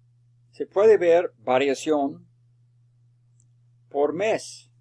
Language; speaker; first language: Spanish; non-native, fluent; English